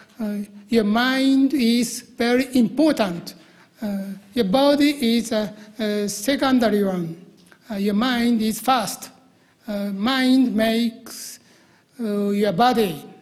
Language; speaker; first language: English; non-native, learner; Japanese